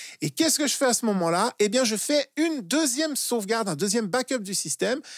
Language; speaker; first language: French; native; French